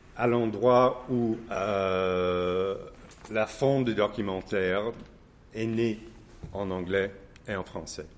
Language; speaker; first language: French; non-native, fluent; English